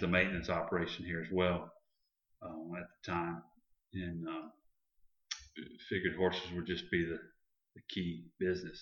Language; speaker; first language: English; native; English